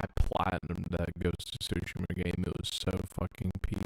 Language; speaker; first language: English; native; English